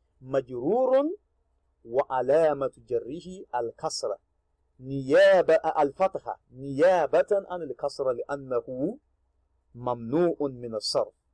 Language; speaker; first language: Arabic; non-native, fluent; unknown